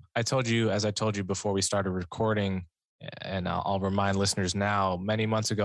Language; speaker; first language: English; native; English